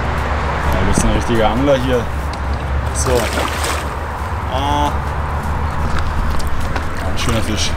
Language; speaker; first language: German; native; German